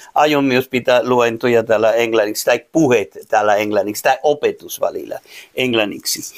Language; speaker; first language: Finnish; non-native, fluent; Spanish